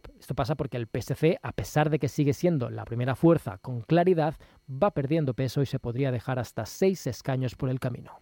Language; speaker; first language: Spanish; native; Spanish